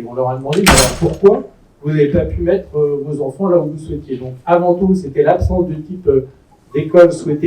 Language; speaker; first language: French; native; French